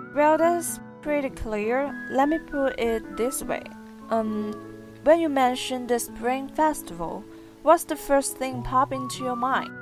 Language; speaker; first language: English; non-native, fluent; Chinese